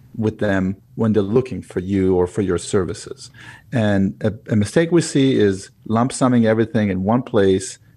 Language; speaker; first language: English; non-native, fluent; Hebrew